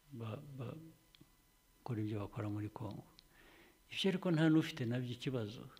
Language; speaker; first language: Kinyarwanda; early bilingual, heritage; Kinyarwanda